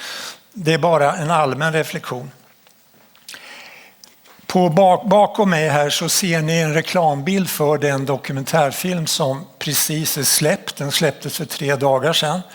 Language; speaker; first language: Swedish; native; Swedish